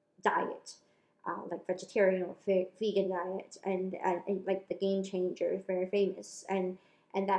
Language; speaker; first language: English; non-native, local second language; Cantonese